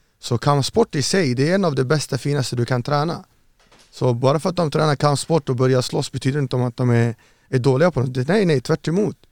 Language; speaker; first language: Swedish; early bilingual, other home language; Arabic